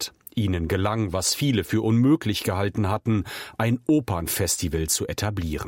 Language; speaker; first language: German; native; German